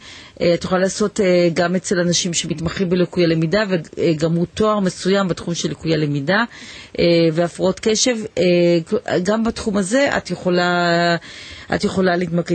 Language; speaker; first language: Hebrew; native; Hebrew